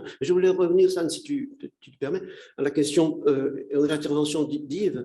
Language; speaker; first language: French; native; French